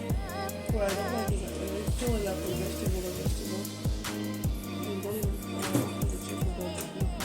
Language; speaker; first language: English; non-native, fluent; French